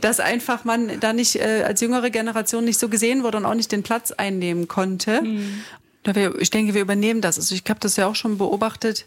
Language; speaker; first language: German; native; German